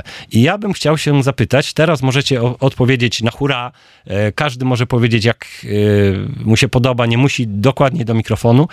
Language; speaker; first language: Polish; native; Polish